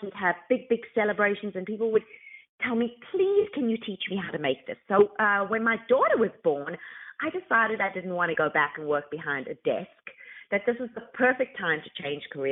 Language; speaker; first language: English; native; English